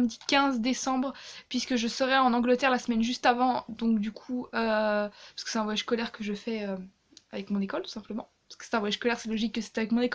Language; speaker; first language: French; native; French